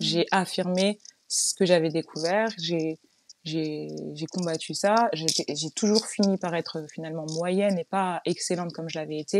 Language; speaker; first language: French; native; French